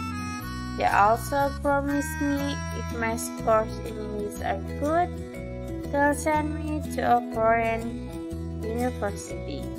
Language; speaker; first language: English; non-native, fluent; Indonesian